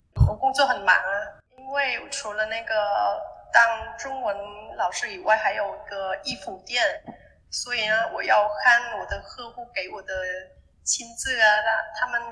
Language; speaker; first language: Chinese; non-native, fluent; Vietnamese